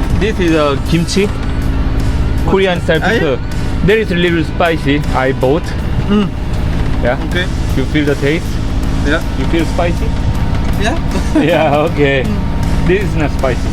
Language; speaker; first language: English; non-native, learner; Korean